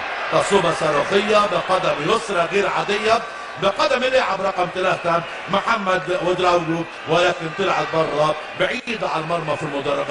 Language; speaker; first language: Arabic; native; Arabic